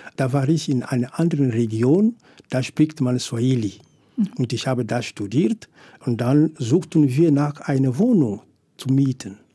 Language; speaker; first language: German; non-native, fluent; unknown